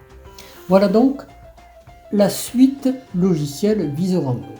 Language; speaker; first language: French; native; French